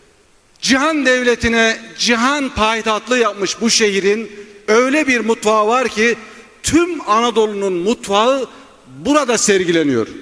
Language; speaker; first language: Turkish; native; Turkish